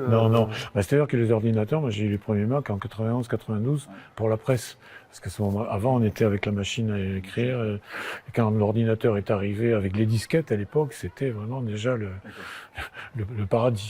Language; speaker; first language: French; native; French